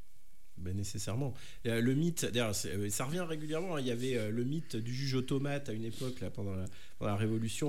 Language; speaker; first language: French; native; French